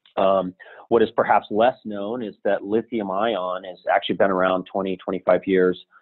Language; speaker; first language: English; native; English